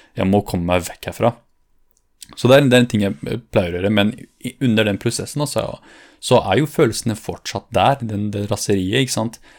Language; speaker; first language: Norwegian; early bilingual, other home language; Kurdish